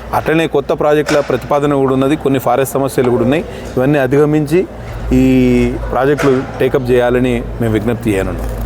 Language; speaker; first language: Telugu; native; Telugu